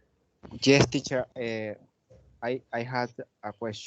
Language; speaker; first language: English; non-native, learner; Spanish